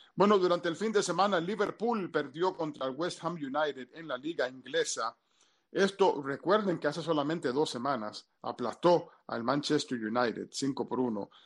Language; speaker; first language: Spanish; early bilingual, heritage; Spanish